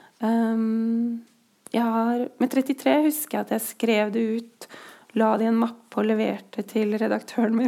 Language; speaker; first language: Norwegian; native; Norwegian